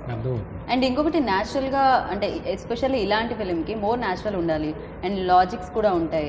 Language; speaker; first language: Telugu; native; Telugu